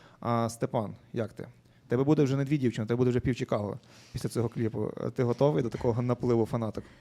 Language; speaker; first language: Ukrainian; native; Ukrainian